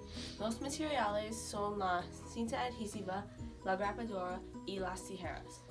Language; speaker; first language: Spanish; non-native, learner; English